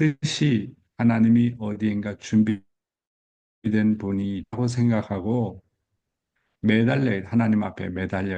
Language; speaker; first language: Korean; native; Korean